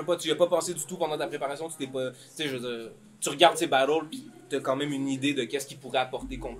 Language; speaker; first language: French; native; French